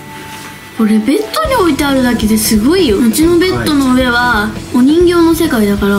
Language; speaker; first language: Japanese; native; Japanese